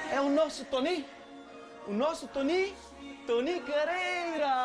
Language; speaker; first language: Portuguese; early bilingual, heritage; French